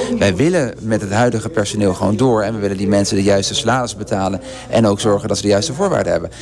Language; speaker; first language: Dutch; non-native, local second language; Papiamento